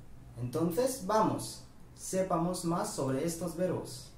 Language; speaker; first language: Spanish; non-native, fluent; Hindi